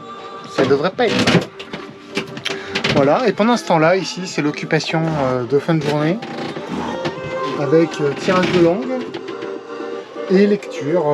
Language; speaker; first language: French; native; French